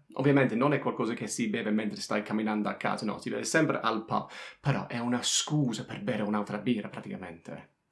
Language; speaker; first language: Italian; non-native, fluent; English